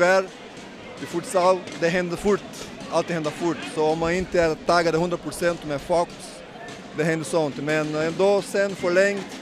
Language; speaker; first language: Swedish; non-native, learner; Portuguese